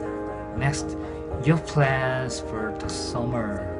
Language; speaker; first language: English; non-native, learner; Korean